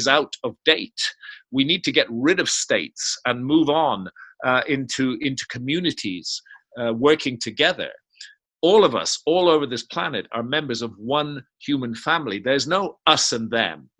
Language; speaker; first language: English; native; English